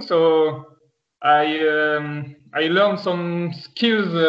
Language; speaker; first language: English; non-native, fluent; French